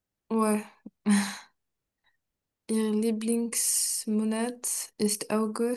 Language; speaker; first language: German; non-native, learner; French